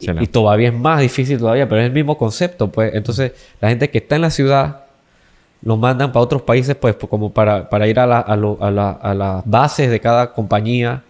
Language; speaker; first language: Spanish; native; Spanish